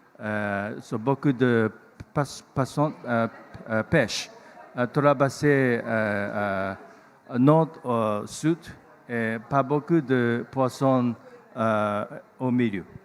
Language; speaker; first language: French; non-native, learner; Japanese